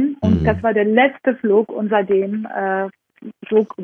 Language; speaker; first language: German; non-native, fluent; Georgian